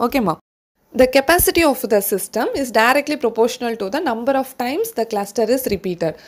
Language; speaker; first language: English; non-native, local second language; Tamil